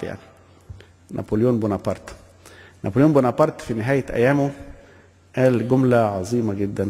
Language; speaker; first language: Arabic; native; Arabic